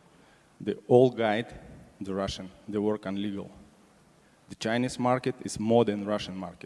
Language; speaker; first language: English; non-native, learner; Russian